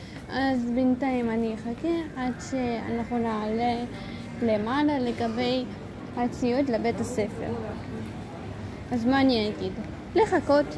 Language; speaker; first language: Hebrew; early bilingual, other home language; Russian